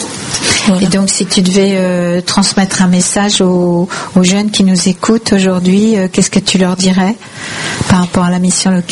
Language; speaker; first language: French; native; French